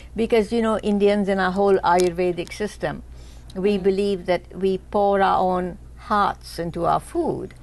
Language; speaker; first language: English; non-native, local second language; Hindi